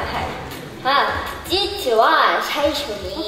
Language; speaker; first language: Japanese; non-native, learner; Korean